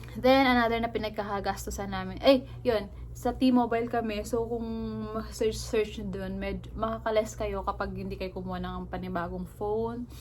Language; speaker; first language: Filipino; native; Filipino